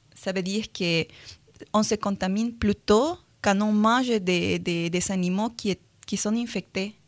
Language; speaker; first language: French; non-native, fluent; Spanish